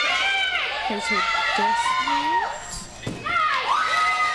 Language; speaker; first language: English; native; English